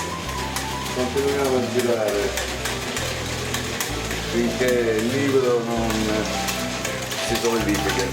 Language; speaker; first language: Italian; native; Italian